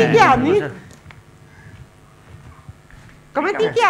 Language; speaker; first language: Italian; native; Italian